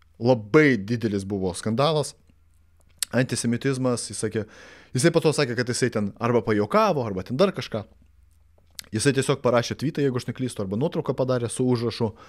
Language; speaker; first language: Lithuanian; non-native, local second language; Russian